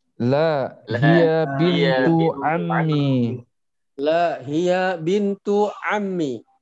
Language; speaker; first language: Arabic; non-native, learner; Indonesian